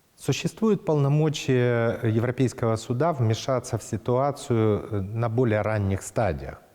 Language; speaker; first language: Russian; native; Russian